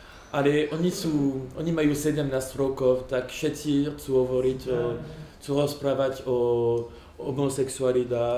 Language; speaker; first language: Slovak; non-native, learner; French